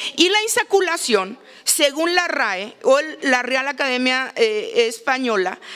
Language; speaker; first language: Spanish; native; Spanish